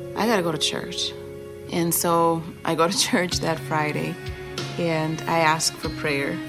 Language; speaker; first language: English; native; English